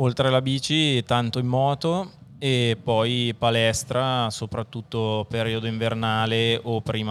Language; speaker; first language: Italian; native; Italian